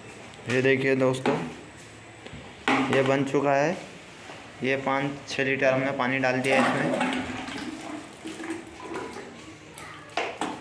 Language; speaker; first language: Hindi; native; Hindi